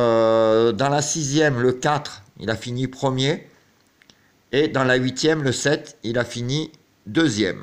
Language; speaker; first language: French; native; French